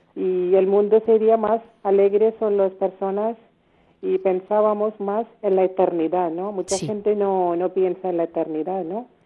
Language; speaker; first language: Spanish; non-native, learner; Malayalam